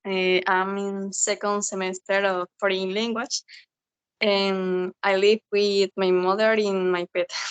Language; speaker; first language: English; non-native, learner; Spanish